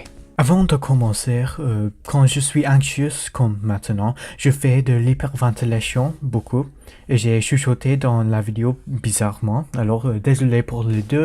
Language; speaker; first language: French; non-native, fluent; English